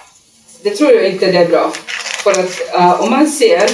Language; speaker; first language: Swedish; non-native, learner; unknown